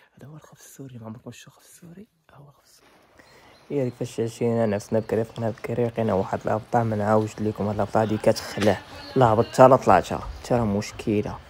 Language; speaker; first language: Arabic; native; Arabic